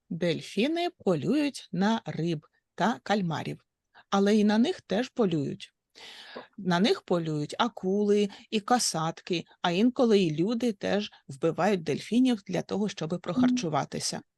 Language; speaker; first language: Ukrainian; native; Ukrainian